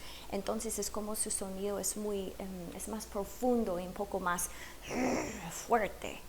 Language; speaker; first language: Spanish; non-native, fluent; English